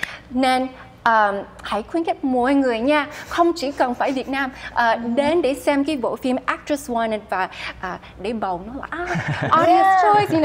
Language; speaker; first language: Vietnamese; early bilingual, heritage; Vietnamese